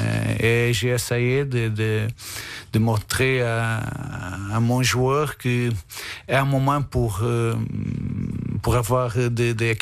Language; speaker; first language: French; non-native, fluent; Portuguese